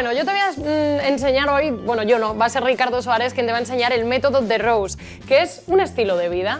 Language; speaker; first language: Spanish; native; Spanish